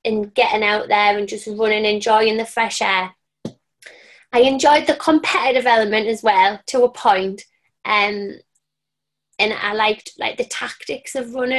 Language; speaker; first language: English; native; English